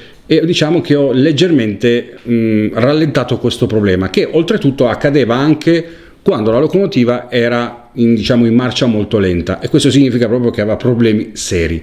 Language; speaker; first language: Italian; native; Italian